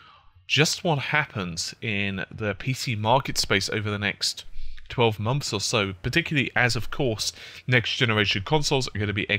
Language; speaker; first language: English; native; English